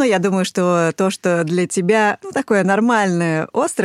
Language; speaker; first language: Russian; native; Russian